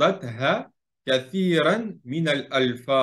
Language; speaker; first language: Arabic; non-native, fluent; French